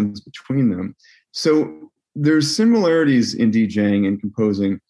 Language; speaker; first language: English; native; English